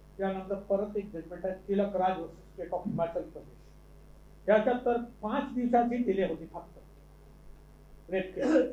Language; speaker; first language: Marathi; non-native, local second language; Urdu